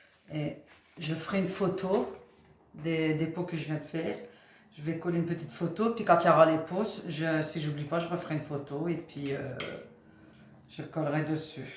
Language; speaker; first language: French; native; French